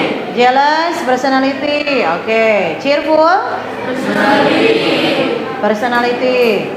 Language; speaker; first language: English; non-native, fluent; Indonesian